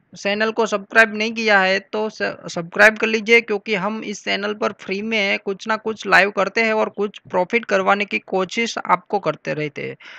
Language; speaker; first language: Hindi; non-native, local second language; Gujarati